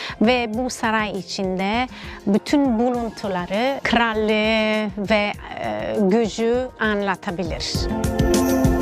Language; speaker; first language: Turkish; non-native, learner; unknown